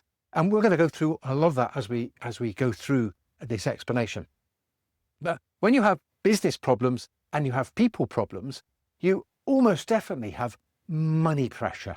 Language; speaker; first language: English; native; English